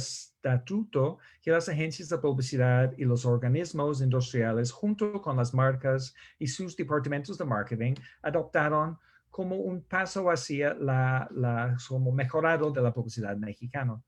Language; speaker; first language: Spanish; non-native, fluent; English